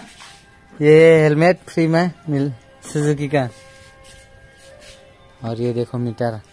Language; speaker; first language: Hindi; non-native, local second language; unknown